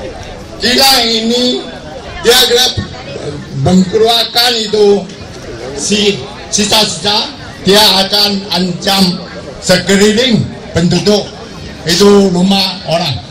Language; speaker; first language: Indonesian; non-native, local second language; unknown